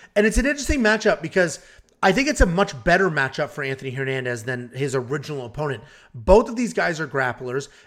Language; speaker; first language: English; native; English